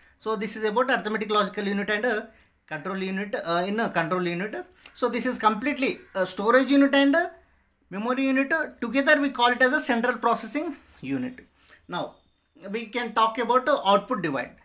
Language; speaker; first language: English; non-native, local second language; Telugu